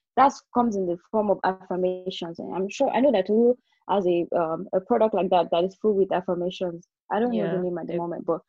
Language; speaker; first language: English; non-native, local second language; Yoruba